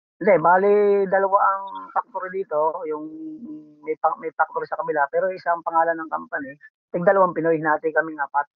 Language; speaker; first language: Filipino; native; Filipino